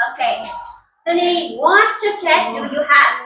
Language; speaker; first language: English; non-native, fluent; Vietnamese